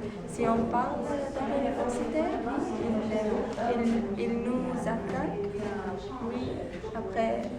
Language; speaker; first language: French; non-native, learner; Arabic